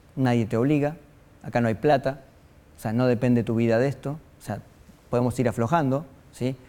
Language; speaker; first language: Spanish; native; Spanish